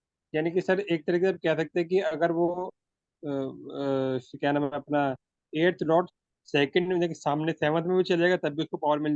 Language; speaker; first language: Hindi; native; Hindi